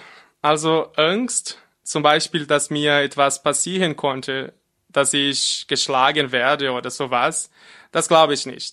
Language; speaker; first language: German; non-native, fluent; Portuguese